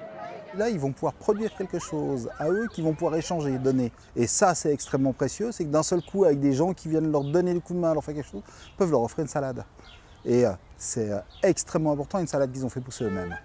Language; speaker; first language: French; native; French